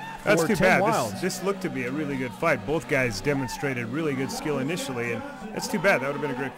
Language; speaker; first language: English; native; English